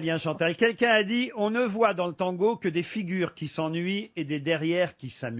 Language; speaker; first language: French; native; French